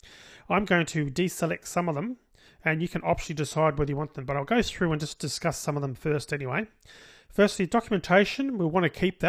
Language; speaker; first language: English; native; English